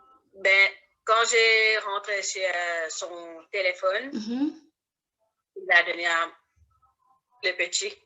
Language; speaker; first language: French; non-native, learner; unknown